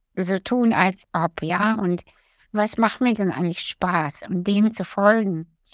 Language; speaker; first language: German; early bilingual, other home language; Russian